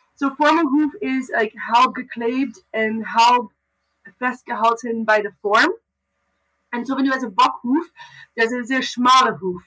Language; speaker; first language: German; non-native, learner; English